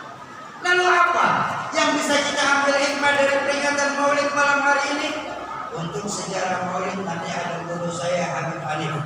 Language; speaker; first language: Indonesian; native; Indonesian